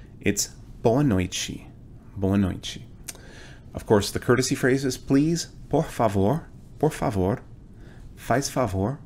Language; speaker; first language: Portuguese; non-native, fluent; English